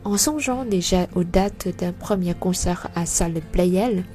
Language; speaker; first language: French; non-native, fluent; Vietnamese